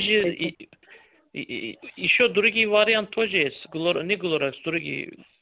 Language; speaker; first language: Russian; non-native, learner; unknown